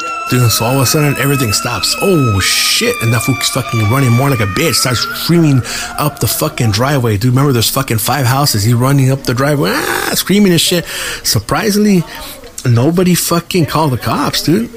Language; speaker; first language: English; early bilingual, other home language; Spanish